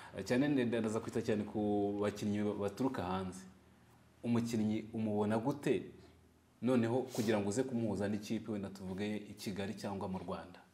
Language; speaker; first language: Kinyarwanda; native; Kinyarwanda